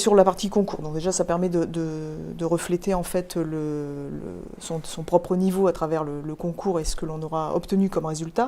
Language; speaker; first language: French; native; French